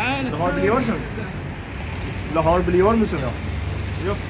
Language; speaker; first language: Turkish; non-native, learner; Urdu